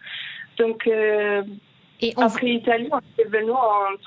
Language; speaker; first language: French; non-native, fluent; Persian